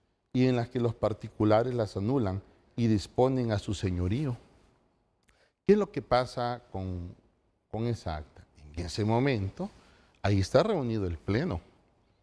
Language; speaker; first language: Spanish; native; Spanish